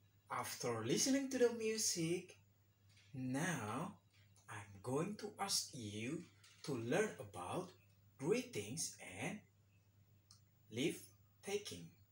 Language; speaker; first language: English; non-native, fluent; Indonesian